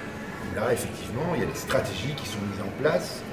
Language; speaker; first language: French; native; French